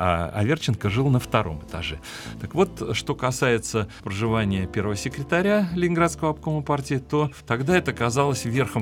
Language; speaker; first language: Russian; native; Russian